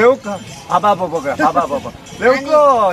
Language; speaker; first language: Thai; non-native, learner; Korean